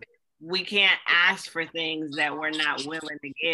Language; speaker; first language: English; native; English